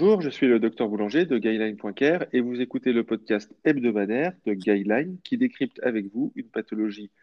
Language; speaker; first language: French; native; French